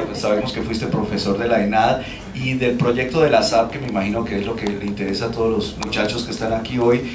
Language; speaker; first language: Spanish; native; Spanish